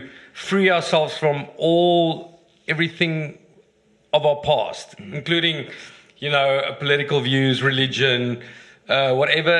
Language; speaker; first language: English; non-native, local second language; Afrikaans